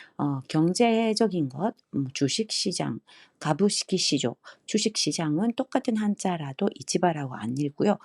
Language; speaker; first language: Korean; non-native, fluent; Japanese